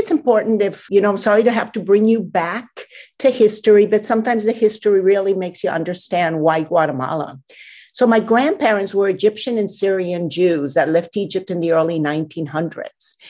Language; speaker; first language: English; non-native, fluent; Spanish